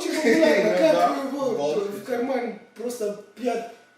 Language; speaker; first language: Russian; non-native, learner; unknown